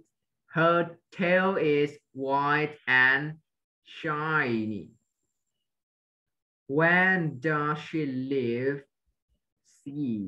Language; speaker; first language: English; non-native, fluent; Vietnamese